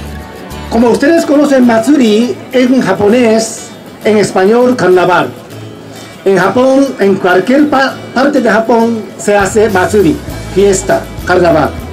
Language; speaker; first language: Spanish; non-native, learner; Japanese